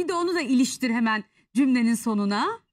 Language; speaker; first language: Turkish; native; Turkish